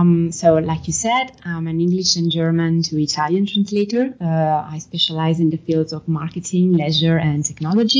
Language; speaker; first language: English; non-native, fluent; Italian